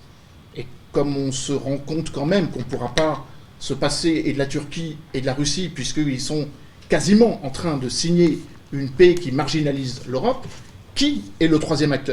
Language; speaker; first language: French; native; French